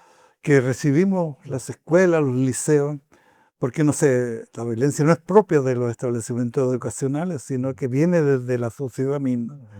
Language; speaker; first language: Spanish; native; Spanish